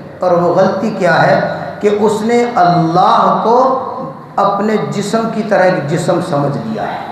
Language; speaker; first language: Urdu; non-native, local second language; Punjabi